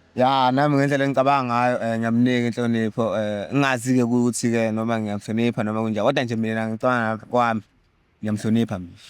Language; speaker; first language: Zulu; native; Zulu